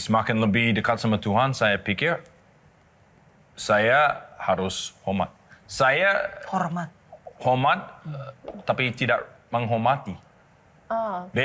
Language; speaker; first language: Indonesian; non-native, learner; English